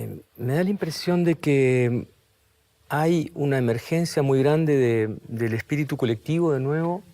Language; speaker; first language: Spanish; native; Spanish